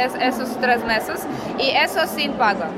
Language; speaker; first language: Spanish; non-native, learner; Russian